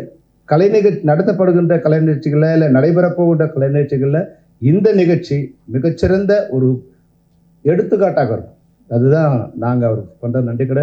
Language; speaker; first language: Tamil; native; Tamil